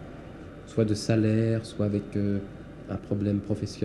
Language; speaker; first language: French; native; French